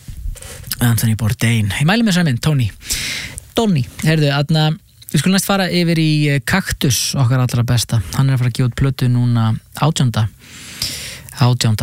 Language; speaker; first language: Icelandic; native; Icelandic